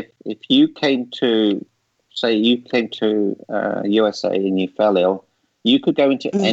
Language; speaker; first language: English; native; English